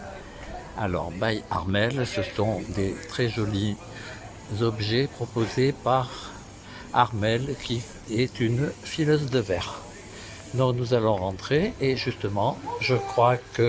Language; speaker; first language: French; native; French